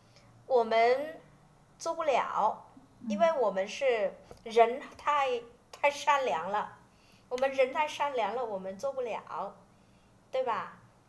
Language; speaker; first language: Chinese; non-native, fluent; Vietnamese